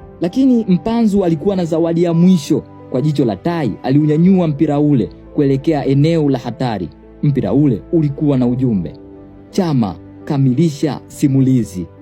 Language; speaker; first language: Swahili; native; Swahili